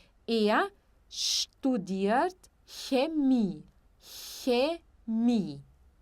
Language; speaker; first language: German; non-native, fluent; Portuguese